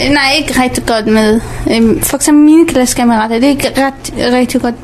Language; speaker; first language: Danish; early bilingual, other home language; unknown